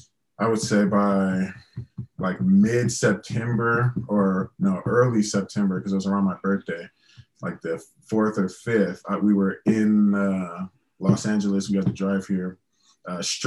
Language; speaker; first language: English; native; English